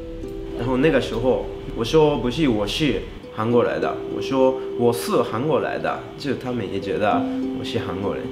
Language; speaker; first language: Chinese; non-native, fluent; Japanese